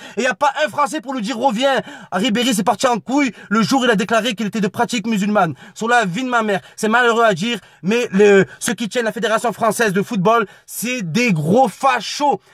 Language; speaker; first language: French; native; French